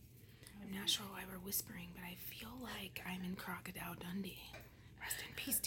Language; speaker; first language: English; native; English